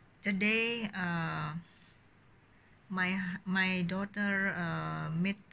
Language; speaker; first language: English; non-native, learner; Indonesian